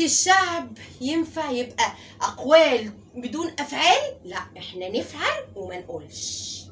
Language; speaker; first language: Arabic; native; Arabic